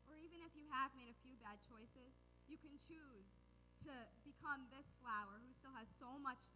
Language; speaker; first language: English; native; English